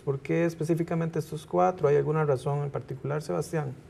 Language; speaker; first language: Spanish; native; Spanish